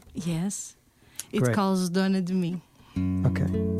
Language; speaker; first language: English; non-native, learner; Portuguese